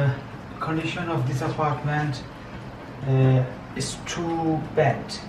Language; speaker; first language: English; non-native, learner; Persian